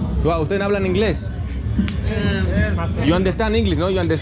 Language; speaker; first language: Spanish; non-native, learner; Greek